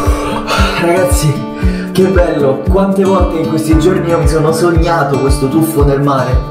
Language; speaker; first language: Italian; native; Italian